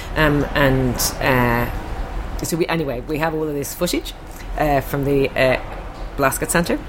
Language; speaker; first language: English; native; English